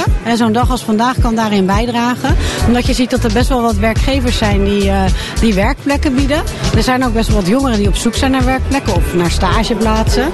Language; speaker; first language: Dutch; native; Dutch